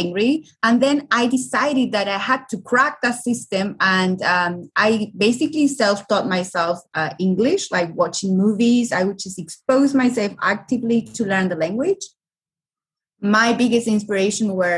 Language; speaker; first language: English; non-native, fluent; Spanish